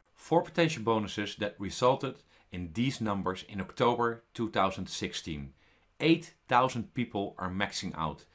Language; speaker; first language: English; non-native, fluent; Dutch